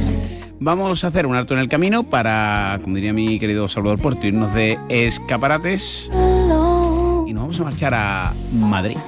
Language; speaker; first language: Spanish; native; Spanish